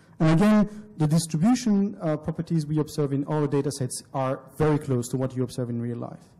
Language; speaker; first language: English; non-native, fluent; French